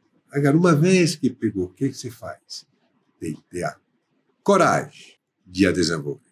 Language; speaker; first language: Portuguese; non-native, fluent; French